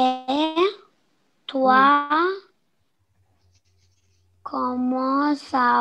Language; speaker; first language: French; non-native, learner; Arabic